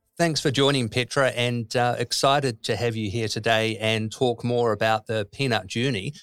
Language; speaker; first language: English; native; English